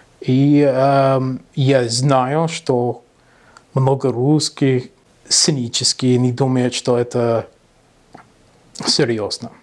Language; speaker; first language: Russian; non-native, learner; English